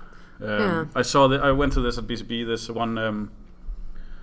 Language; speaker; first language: English; non-native, fluent; Danish